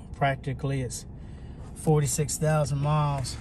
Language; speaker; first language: English; native; English